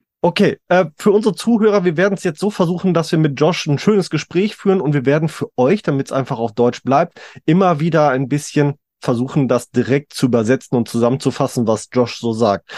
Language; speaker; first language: German; native; German